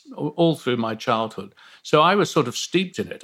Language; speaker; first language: English; native; English